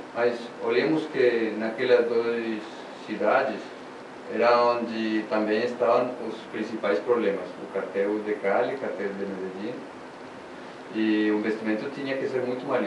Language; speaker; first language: Portuguese; non-native, learner; Spanish